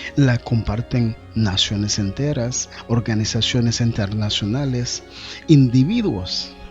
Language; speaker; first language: Spanish; non-native, fluent; Haitian Creole